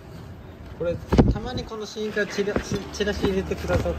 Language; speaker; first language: Japanese; native; Japanese